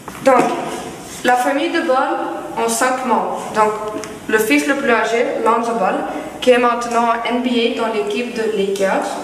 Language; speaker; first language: French; non-native, learner; Lithuanian